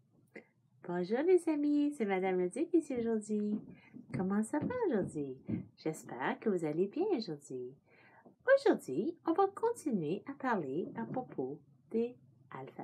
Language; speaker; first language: French; non-native, fluent; English